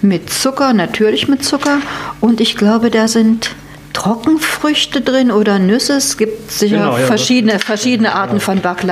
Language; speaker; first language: German; native; German